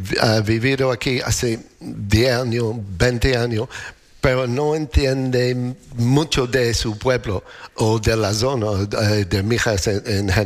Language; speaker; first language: Spanish; non-native, learner; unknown